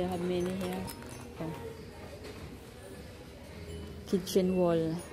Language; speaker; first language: English; non-native, learner; Filipino